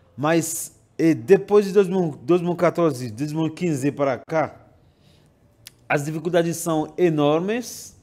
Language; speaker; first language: Portuguese; non-native, fluent; Haitian Creole